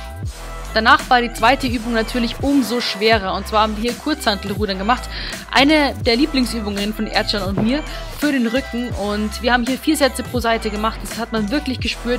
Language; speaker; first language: German; native; German